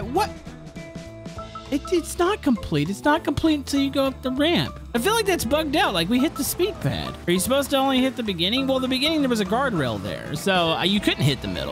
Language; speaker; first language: English; native; English